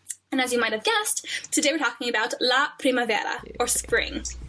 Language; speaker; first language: English; native; English